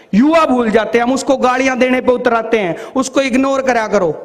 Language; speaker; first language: Hindi; native; Hindi